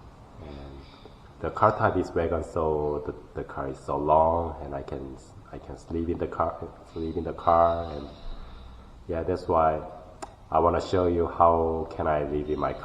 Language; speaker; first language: English; non-native, learner; Korean